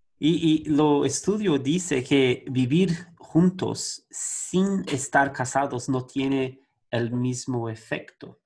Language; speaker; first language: Spanish; non-native, learner; Portuguese